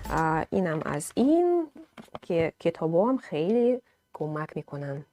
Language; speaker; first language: Persian; non-native, fluent; Russian